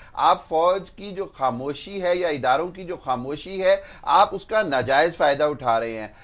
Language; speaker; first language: Urdu; non-native, local second language; Punjabi